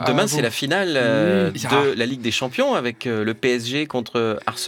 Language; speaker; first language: French; native; French